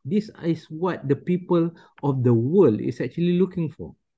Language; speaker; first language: English; non-native, local second language; Malay